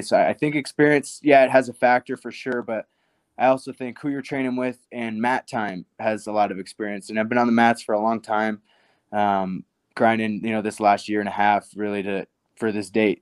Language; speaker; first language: English; native; English